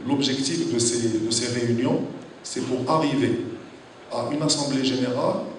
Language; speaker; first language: French; non-native, local second language; Arabic